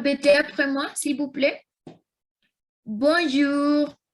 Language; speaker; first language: French; non-native, learner; Spanish